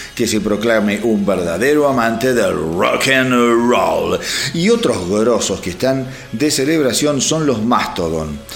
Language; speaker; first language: Spanish; native; Spanish